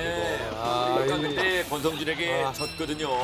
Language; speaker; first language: Korean; native; Korean